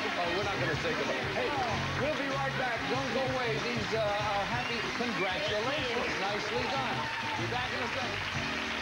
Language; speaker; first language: English; native; English